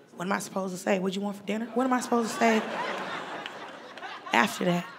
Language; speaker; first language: English; native; English